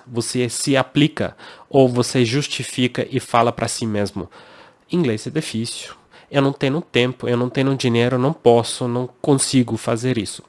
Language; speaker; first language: Portuguese; non-native, fluent; English